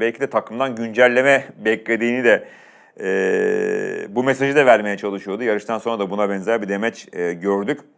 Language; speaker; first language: Turkish; native; Turkish